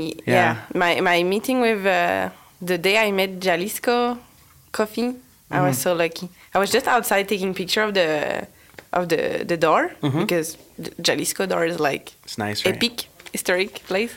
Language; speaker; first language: English; non-native, fluent; French